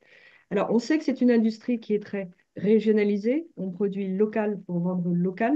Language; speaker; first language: French; native; French